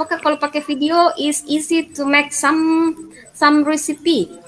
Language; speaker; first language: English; non-native, fluent; Indonesian